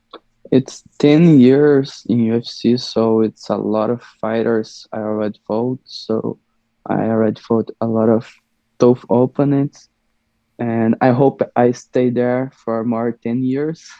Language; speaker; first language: English; non-native, learner; Portuguese